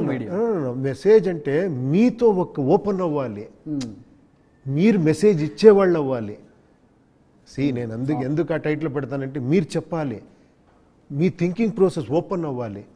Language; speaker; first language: Telugu; non-native, learner; Kannada